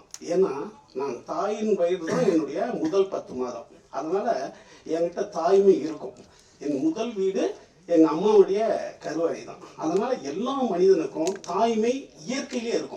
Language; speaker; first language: Tamil; native; Tamil